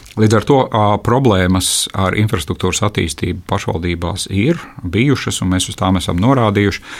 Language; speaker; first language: Latvian; native; Latvian